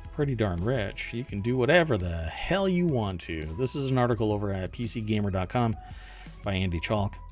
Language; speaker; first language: English; non-native, fluent; German